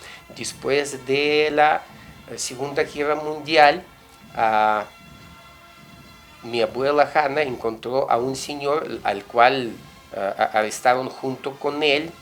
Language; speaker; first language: Spanish; non-native, fluent; Russian